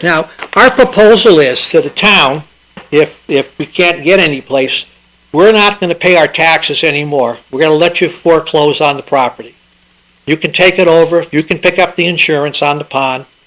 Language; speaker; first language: English; native; English